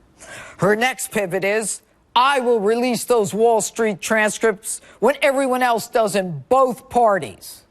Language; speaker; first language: English; native; English